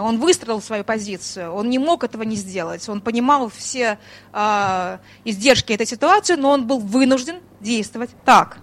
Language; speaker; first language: Russian; native; Russian